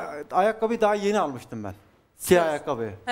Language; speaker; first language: Turkish; native; Turkish